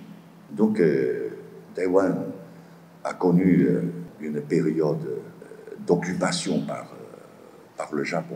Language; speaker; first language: French; non-native, fluent; Chinese